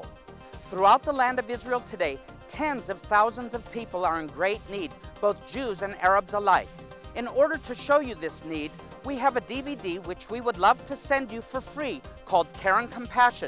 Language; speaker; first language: English; native; English